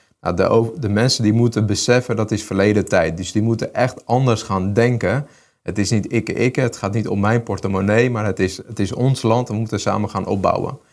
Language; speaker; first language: Dutch; early bilingual, other home language; Armenian